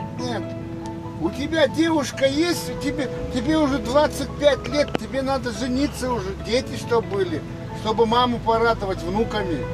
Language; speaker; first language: Russian; non-native, local second language; Kazakh